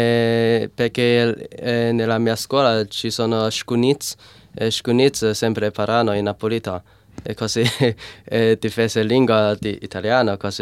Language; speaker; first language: Italian; non-native, learner; Cantonese